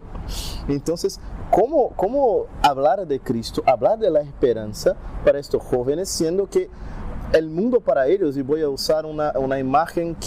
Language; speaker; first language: Spanish; non-native, fluent; Portuguese